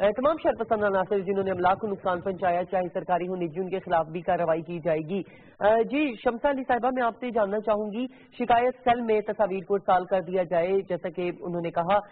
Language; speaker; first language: Urdu; native; Urdu